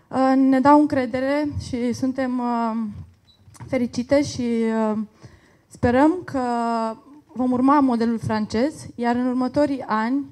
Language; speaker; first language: Romanian; native; Romanian